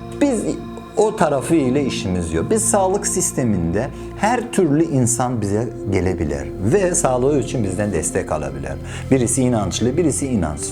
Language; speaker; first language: Turkish; non-native, fluent; Persian